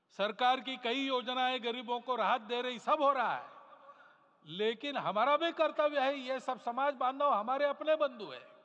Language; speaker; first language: Hindi; non-native, local second language; Marathi